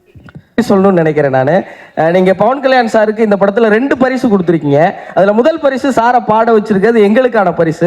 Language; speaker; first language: Tamil; native; Tamil